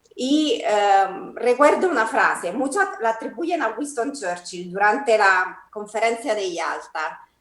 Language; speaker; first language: Spanish; non-native, fluent; Italian